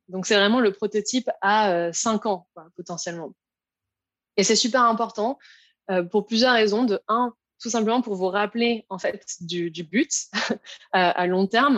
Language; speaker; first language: French; native; French